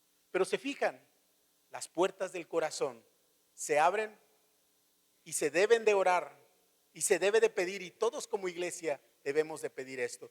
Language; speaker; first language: Spanish; native; Spanish